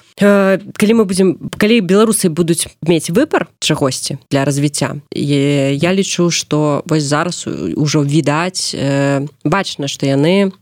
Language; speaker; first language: Belarusian; non-native, local second language; Russian